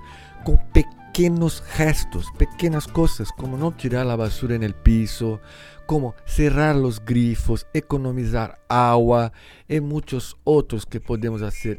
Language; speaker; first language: Spanish; non-native, learner; Portuguese